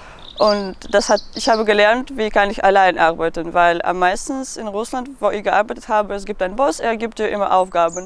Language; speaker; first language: German; non-native, learner; Russian